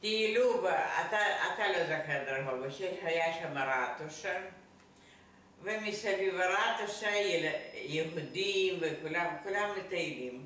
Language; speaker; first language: Hebrew; non-native, fluent; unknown